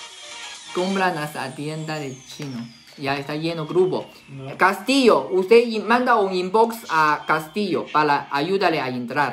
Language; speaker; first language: Spanish; non-native, learner; Chinese